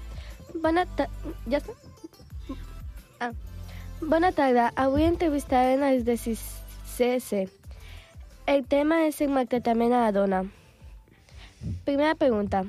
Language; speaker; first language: Catalan; non-native, local second language; Spanish